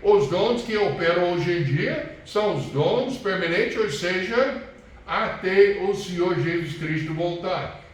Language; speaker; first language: Portuguese; non-native, fluent; English